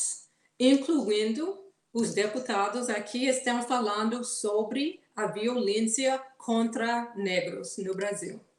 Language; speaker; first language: Portuguese; non-native, fluent; English